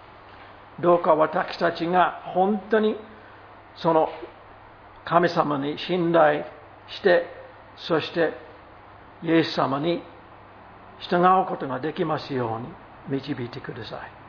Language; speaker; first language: Japanese; non-native, fluent; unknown